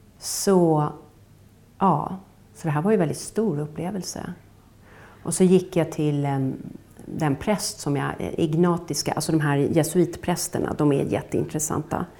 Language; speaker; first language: Swedish; native; Swedish